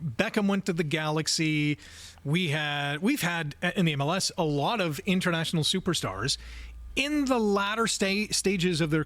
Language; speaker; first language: English; native; English